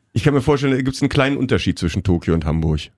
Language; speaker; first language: German; native; German